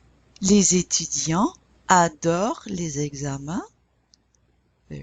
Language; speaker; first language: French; non-native, fluent; English